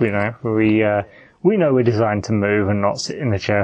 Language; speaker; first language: English; native; English